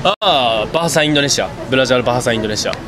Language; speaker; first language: Indonesian; non-native, learner; Japanese